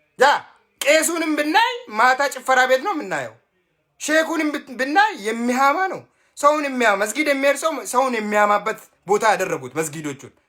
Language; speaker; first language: Amharic; native; Amharic